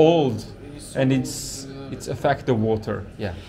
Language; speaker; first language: English; non-native, learner; Hungarian